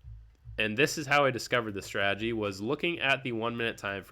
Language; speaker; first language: English; native; English